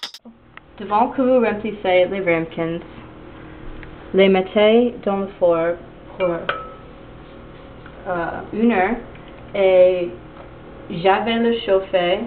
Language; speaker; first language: French; non-native, learner; English